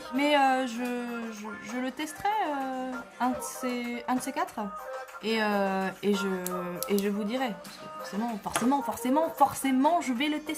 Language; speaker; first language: French; native; French